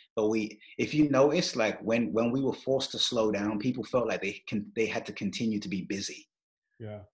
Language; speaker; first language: English; native; English